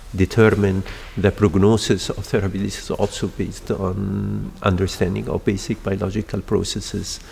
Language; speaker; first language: English; non-native, fluent; Arabic